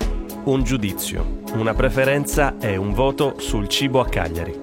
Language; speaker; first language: Italian; native; Italian